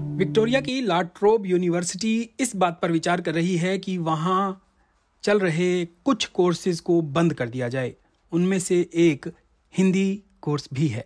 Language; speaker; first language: Hindi; native; Hindi